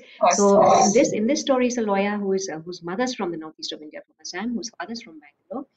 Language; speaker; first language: English; non-native, local second language; Assamese